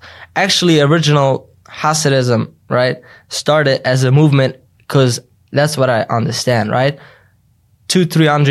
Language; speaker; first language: English; early bilingual, other home language; Yiddish